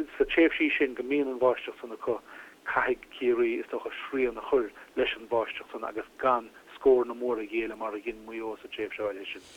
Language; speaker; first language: Irish; native; Irish